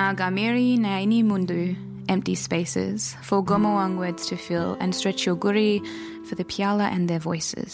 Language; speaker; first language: English; native; English